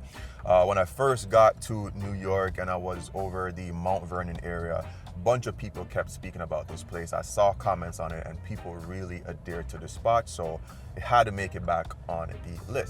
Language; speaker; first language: English; native; English